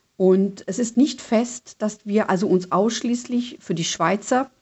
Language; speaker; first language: German; native; German